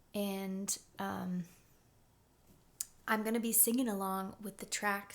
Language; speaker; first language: English; native; English